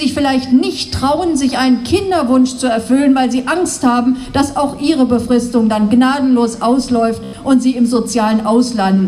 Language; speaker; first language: German; native; German